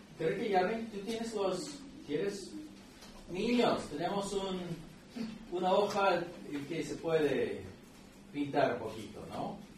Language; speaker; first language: Spanish; non-native, fluent; English